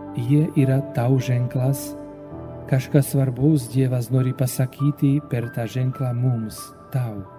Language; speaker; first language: Lithuanian; non-native, fluent; Slovak